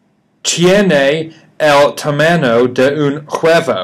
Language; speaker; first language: Spanish; non-native, learner; English